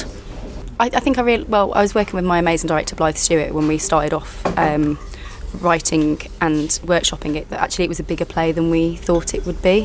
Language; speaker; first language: English; native; English